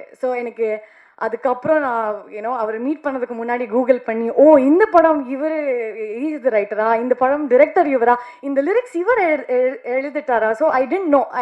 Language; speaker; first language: Tamil; non-native, learner; Kannada